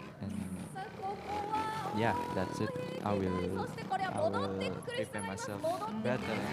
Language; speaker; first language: English; non-native, fluent; Japanese